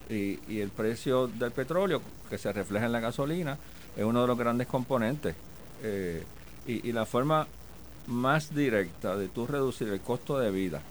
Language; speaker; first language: Spanish; native; Spanish